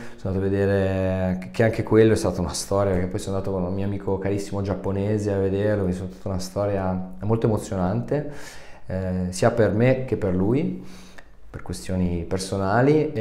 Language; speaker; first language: Italian; native; Italian